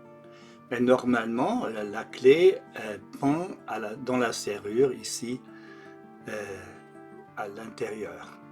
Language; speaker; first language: French; non-native, local second language; German